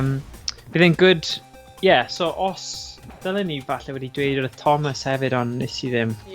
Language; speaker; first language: Welsh; native; Welsh